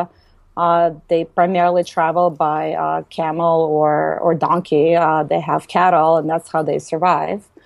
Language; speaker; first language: English; native; English